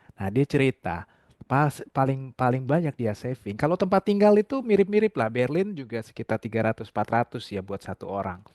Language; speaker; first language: Indonesian; native; Indonesian